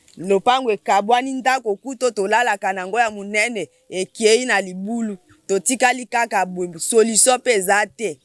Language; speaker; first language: Lingala; native; Lingala